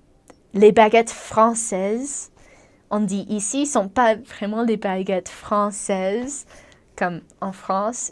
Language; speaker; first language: French; non-native, fluent; English